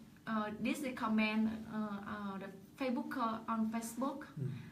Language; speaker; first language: English; non-native, learner; Vietnamese